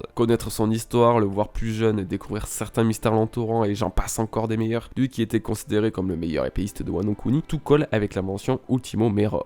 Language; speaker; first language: French; native; French